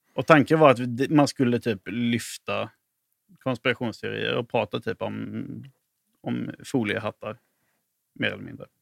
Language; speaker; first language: Swedish; native; Swedish